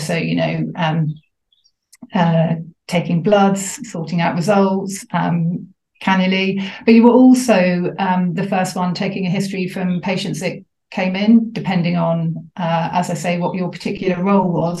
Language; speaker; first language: English; native; English